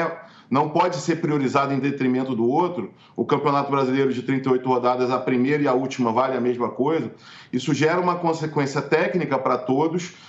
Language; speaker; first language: Portuguese; native; Portuguese